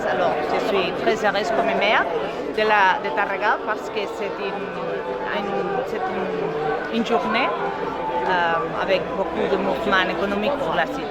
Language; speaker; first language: French; non-native, fluent; Catalan